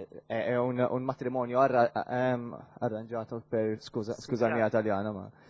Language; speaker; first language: Italian; non-native, learner; Maltese